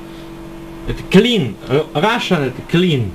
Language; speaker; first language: English; non-native, learner; Russian